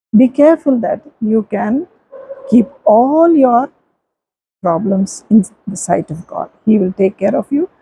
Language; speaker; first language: English; non-native, local second language; Telugu